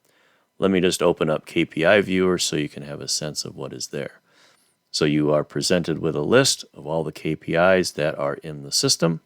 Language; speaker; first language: English; native; English